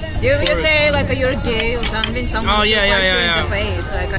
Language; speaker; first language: English; non-native, learner; Russian